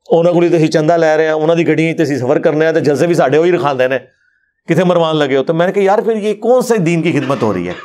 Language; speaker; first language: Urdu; non-native, local second language; Punjabi